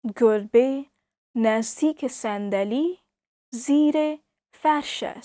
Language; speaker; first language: Persian; non-native, fluent; Urdu